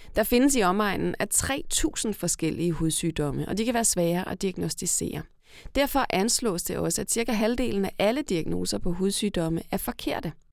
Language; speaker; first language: Danish; native; Danish